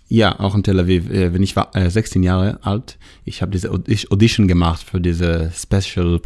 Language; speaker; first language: German; non-native, learner; Hebrew